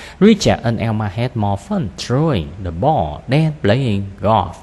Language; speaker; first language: English; non-native, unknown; Vietnamese